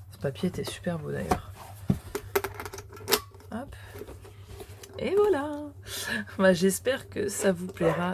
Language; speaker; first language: French; native; French